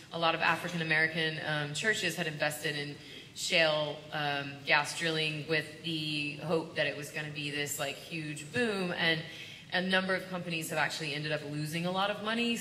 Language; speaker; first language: English; native; English